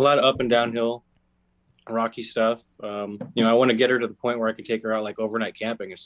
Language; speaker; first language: English; native; English